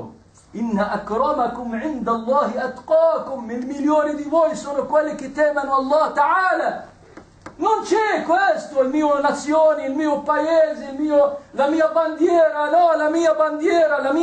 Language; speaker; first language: Italian; non-native, fluent; Arabic